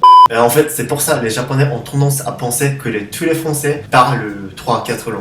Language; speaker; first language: French; non-native, learner; Japanese